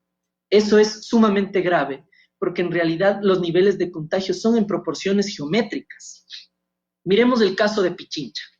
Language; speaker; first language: Spanish; native; Spanish